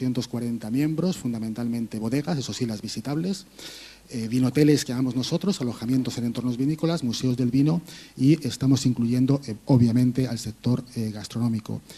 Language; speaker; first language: Spanish; native; Spanish